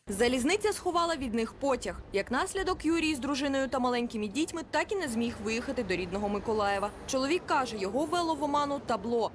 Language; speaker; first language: Ukrainian; native; Ukrainian